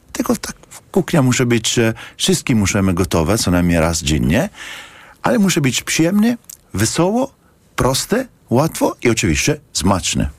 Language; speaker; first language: Polish; non-native, learner; Italian